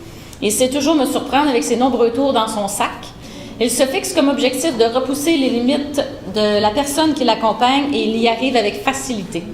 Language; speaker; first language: French; native; French